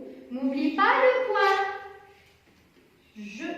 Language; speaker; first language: French; non-native, local second language; Arabic